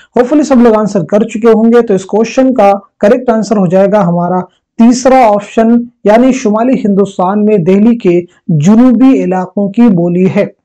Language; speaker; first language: Hindi; native; Hindi